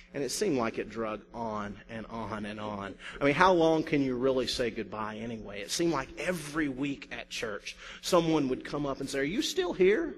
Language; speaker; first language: English; native; English